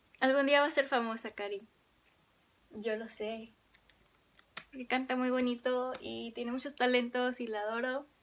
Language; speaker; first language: Spanish; early bilingual, other home language; Korean